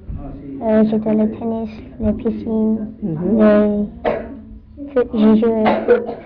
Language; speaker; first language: French; non-native, learner; English